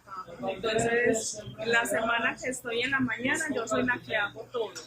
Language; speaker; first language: Spanish; native; Spanish